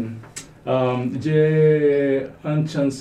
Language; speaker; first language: French; non-native, learner; Spanish